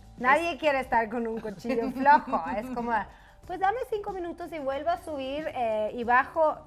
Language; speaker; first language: Spanish; non-native, fluent; Swedish